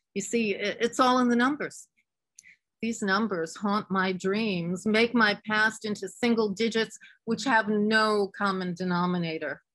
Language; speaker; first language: English; native; English